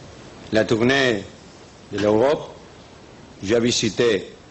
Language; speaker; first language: French; non-native, learner; Spanish